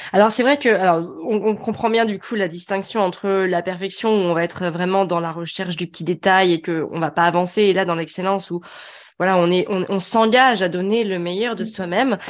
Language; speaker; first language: French; native; French